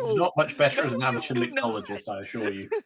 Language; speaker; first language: English; native; English